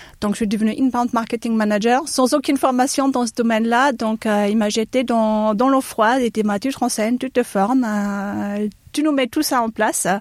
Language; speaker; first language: French; non-native, fluent; German